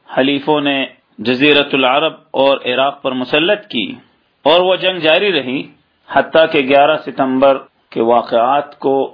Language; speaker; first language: Urdu; native; Urdu